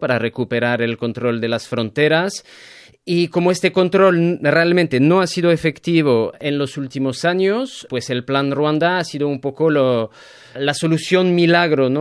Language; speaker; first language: Spanish; native; Spanish